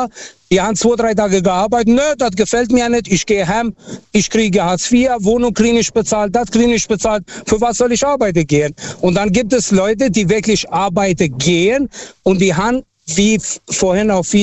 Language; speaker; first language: German; early bilingual, other home language; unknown